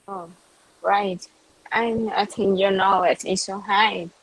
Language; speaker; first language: English; non-native, learner; Vietnamese